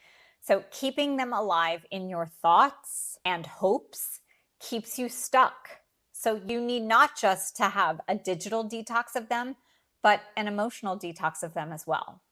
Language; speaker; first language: English; native; English